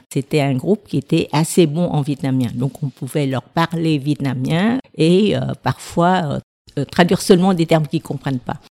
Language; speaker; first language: French; non-native, fluent; Vietnamese